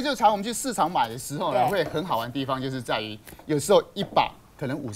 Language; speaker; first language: Chinese; native; Chinese